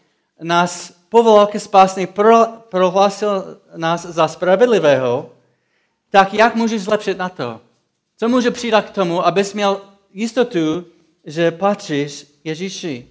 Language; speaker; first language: Czech; non-native, fluent; English